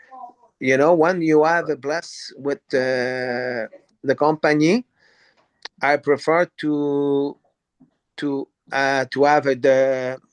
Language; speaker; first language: English; non-native, learner; French